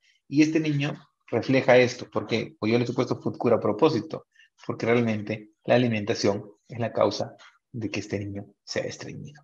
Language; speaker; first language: Spanish; native; Spanish